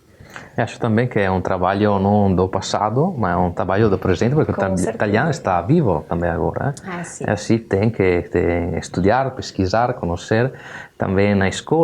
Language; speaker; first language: Portuguese; non-native, learner; Italian